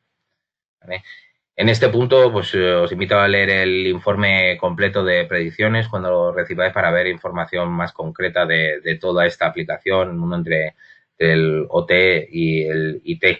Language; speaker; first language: Spanish; native; Spanish